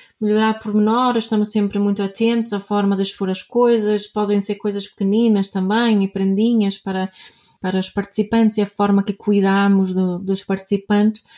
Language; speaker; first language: Portuguese; non-native, fluent; Swedish